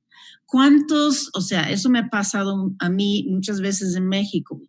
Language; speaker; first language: Spanish; non-native, fluent; English